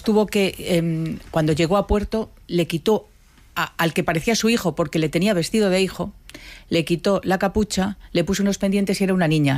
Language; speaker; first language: Spanish; native; Spanish